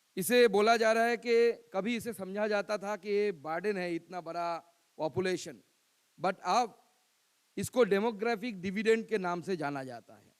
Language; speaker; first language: Hindi; non-native, local second language; Bangla